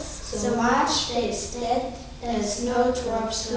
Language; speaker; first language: English; non-native, learner; German